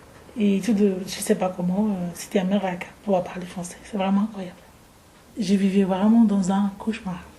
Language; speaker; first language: French; non-native, fluent; Arabic